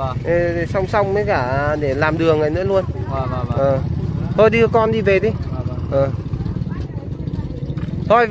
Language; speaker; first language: Vietnamese; native; Vietnamese